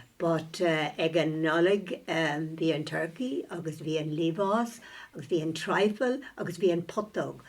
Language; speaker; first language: Irish; non-native, local second language; English